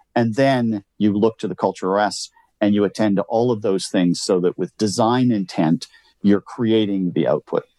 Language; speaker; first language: English; native; English